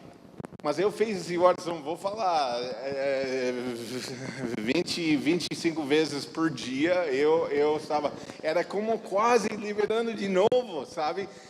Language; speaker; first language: Portuguese; non-native, fluent; English